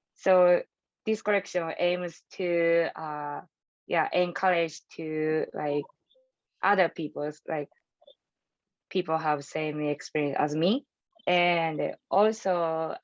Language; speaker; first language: English; non-native, learner; Japanese